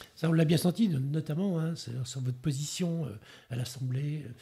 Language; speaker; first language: French; native; French